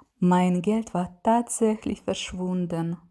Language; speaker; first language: German; non-native, learner; Ukrainian